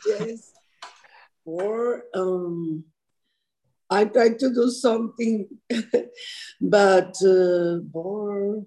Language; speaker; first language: English; non-native, learner; Spanish